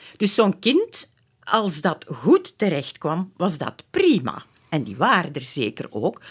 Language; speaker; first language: Dutch; native; Dutch